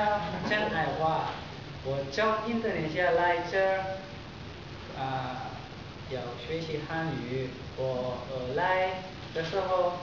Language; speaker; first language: Chinese; non-native, learner; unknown